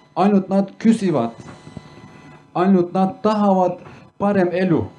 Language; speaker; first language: Estonian; non-native, learner; Kurdish